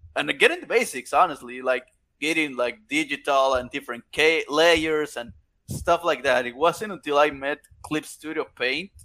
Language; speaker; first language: English; non-native, fluent; Spanish